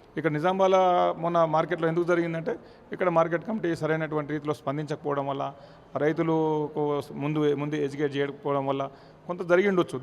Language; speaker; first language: Telugu; native; Telugu